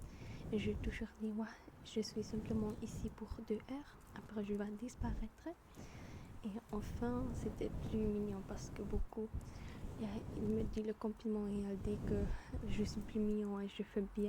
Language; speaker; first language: French; non-native, learner; German